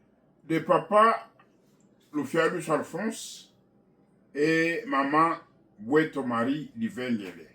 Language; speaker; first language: French; non-native, local second language; Kongo